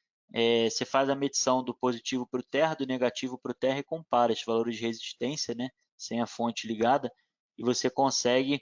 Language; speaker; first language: Portuguese; native; Portuguese